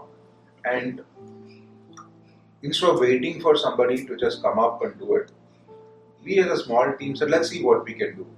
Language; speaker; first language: English; non-native, local second language; Tamil